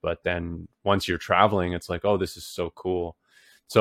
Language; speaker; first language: English; native; English